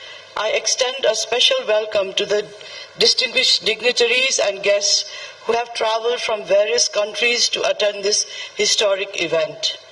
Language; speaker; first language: English; non-native, fluent; Nepali